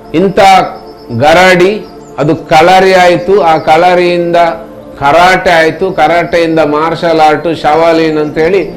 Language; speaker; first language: Kannada; non-native, local second language; Tulu